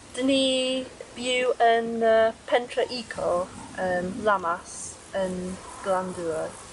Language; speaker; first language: Welsh; non-native, learner; English